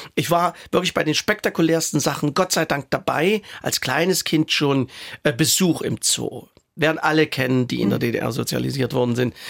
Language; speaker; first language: German; native; German